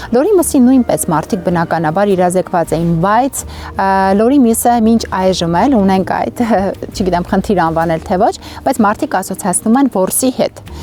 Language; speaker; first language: Armenian; native; Armenian